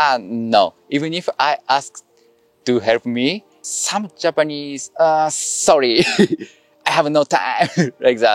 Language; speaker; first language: English; non-native, learner; Japanese